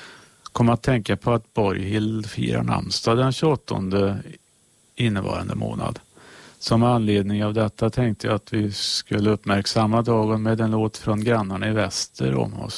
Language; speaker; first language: Swedish; native; Swedish